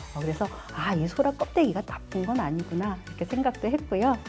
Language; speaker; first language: Korean; native; Korean